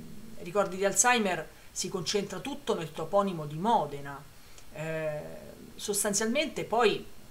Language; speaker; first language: Italian; native; Italian